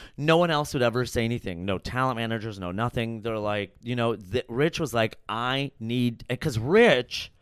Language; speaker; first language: English; native; English